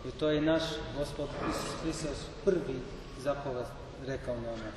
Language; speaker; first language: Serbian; non-native, learner; Arabic